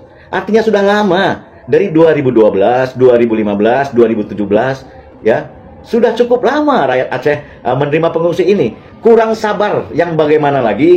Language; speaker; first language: Indonesian; native; Indonesian